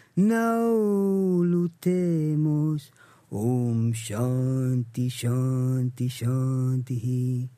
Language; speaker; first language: Portuguese; non-native, learner; English